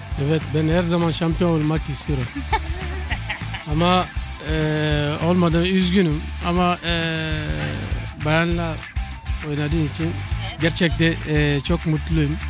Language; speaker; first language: Turkish; non-native, learner; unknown